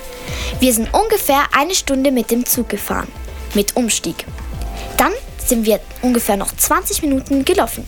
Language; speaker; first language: German; early bilingual, other home language; Italian